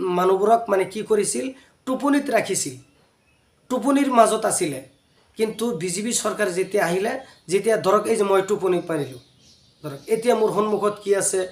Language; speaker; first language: Assamese; non-native, local second language; Bangla